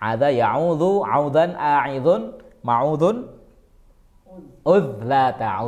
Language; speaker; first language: Arabic; non-native, fluent; Indonesian